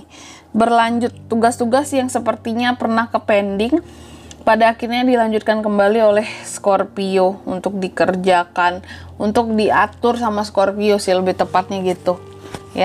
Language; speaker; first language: Indonesian; native; Indonesian